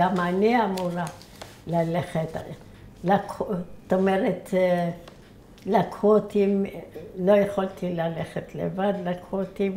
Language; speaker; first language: Hebrew; early bilingual, other home language; Arabic